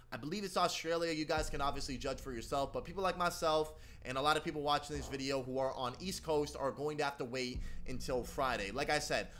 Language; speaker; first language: English; native; English